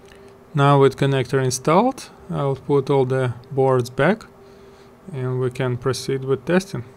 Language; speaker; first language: English; non-native, fluent; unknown